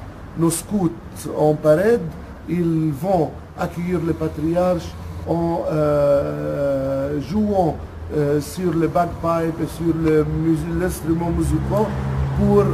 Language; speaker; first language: French; non-native, local second language; Arabic